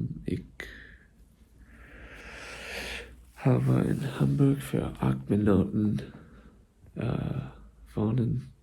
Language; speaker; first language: German; non-native, learner; English